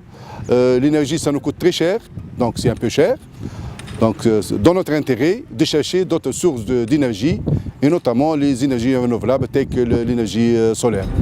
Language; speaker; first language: French; non-native, local second language; Arabic